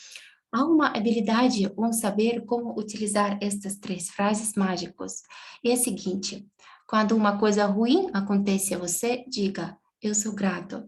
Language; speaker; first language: Portuguese; non-native, fluent; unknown